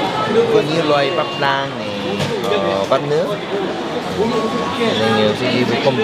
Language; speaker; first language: Vietnamese; non-native, learner; Korean